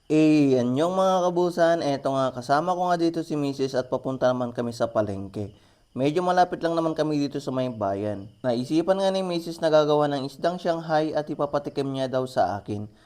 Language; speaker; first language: Filipino; non-native, local second language; Iloko